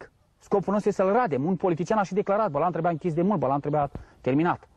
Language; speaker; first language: Romanian; native; Romanian